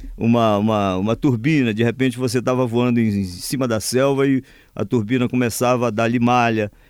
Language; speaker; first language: Portuguese; native; Portuguese